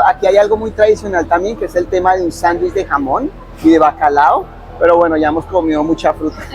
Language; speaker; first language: Spanish; native; Spanish